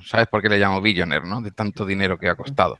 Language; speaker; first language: Spanish; native; Spanish